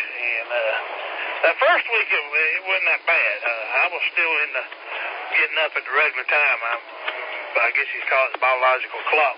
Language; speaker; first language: English; native; English